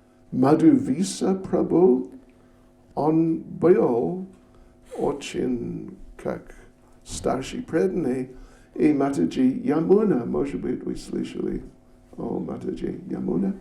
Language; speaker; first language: Russian; non-native, learner; English